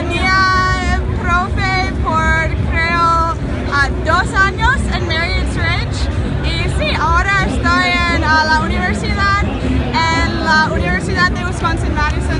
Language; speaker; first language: Spanish; non-native, learner; English